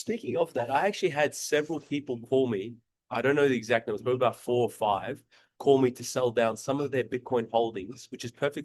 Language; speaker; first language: English; native; English